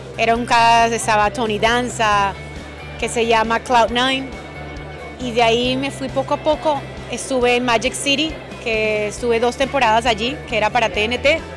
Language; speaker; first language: Spanish; native; Spanish